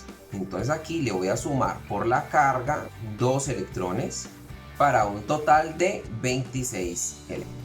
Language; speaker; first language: Spanish; native; Spanish